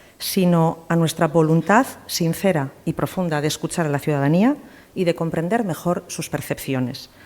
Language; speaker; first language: Spanish; native; Spanish